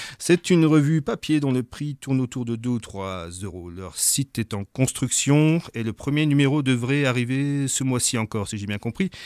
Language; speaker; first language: French; native; French